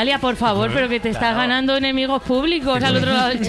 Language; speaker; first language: Spanish; native; Spanish